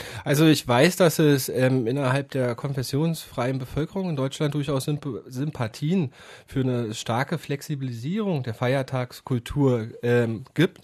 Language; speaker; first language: German; native; German